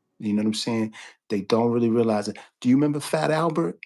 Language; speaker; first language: English; native; English